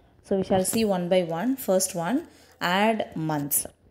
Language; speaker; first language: English; non-native, local second language; Tamil